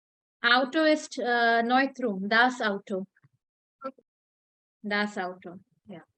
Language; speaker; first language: German; non-native, fluent; Hindi